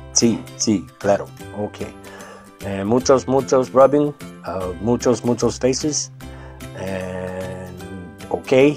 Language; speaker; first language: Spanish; non-native, learner; English